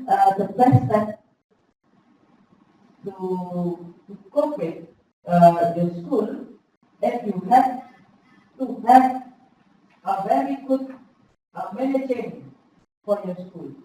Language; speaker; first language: English; non-native, fluent; Indonesian